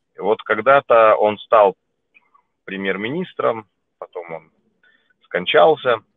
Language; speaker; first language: Russian; native; Russian